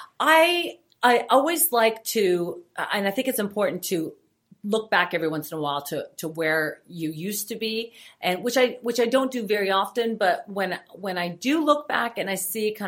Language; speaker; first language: English; native; English